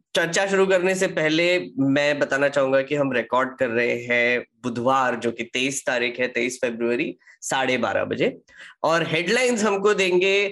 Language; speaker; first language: Hindi; native; Hindi